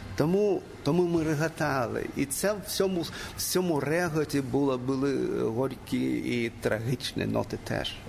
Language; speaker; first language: Ukrainian; non-native, local second language; Russian